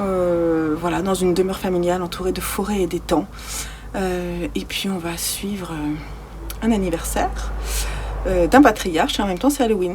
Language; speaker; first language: French; native; French